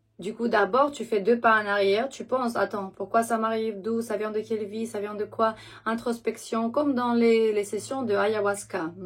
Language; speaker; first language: French; non-native, fluent; Romanian